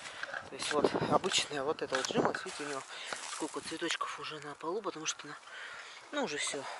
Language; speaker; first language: Russian; native; Russian